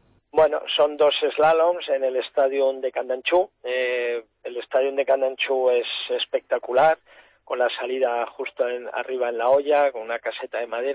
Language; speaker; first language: Spanish; native; Spanish